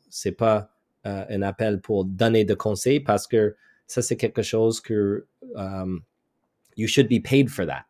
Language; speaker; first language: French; non-native, local second language; English